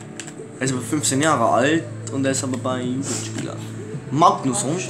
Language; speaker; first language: German; early bilingual, other home language; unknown